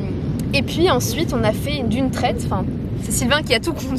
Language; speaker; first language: French; native; French